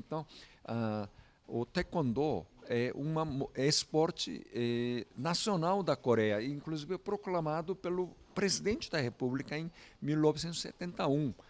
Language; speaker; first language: Portuguese; non-native, fluent; Korean